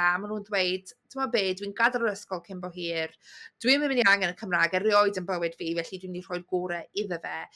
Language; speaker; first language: Welsh; native; Welsh